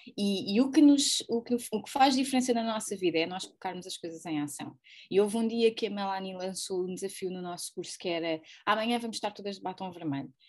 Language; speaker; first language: Portuguese; native; Portuguese